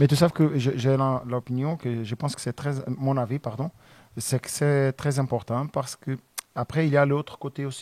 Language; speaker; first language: French; non-native, learner; Portuguese